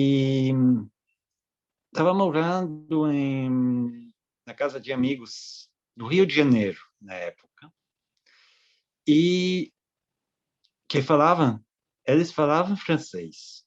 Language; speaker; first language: Portuguese; non-native, fluent; French